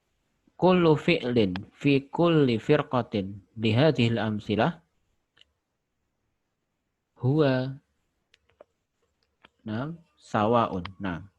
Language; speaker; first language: Arabic; non-native, fluent; Indonesian